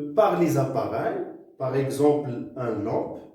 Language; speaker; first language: French; non-native, local second language; Arabic